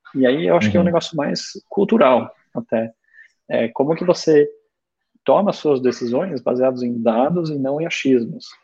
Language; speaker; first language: Portuguese; early bilingual, other home language; German